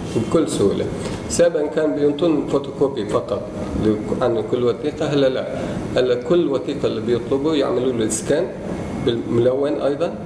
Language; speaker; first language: Arabic; non-native, fluent; Turkish